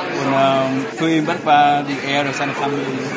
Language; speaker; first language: German; non-native, learner; Vietnamese